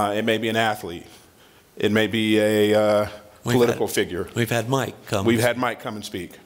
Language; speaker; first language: English; native; English